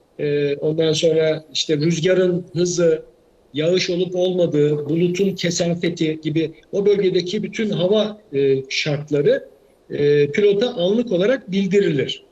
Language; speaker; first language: Turkish; native; Turkish